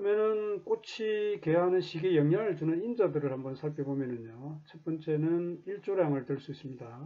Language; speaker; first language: Korean; native; Korean